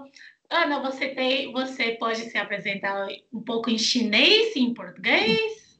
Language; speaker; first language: Portuguese; non-native, fluent; Chinese